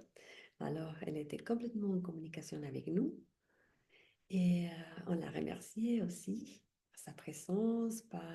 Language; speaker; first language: French; non-native, fluent; Spanish